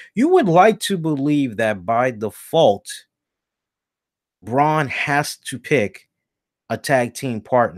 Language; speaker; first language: English; native; English